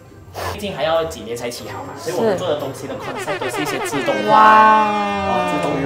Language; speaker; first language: Chinese; native; Chinese